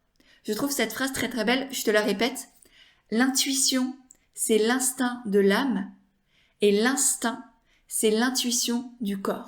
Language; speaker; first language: French; native; French